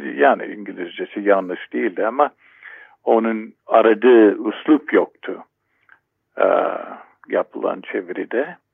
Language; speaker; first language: Turkish; non-native, fluent; English